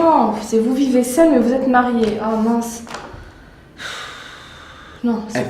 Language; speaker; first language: French; native; French